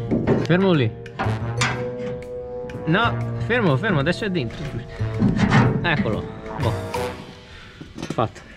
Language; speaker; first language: Italian; native; Italian